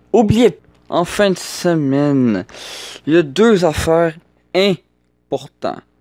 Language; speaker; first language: French; native; French